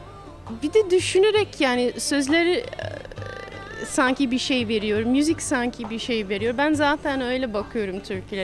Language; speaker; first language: Turkish; non-native, fluent; English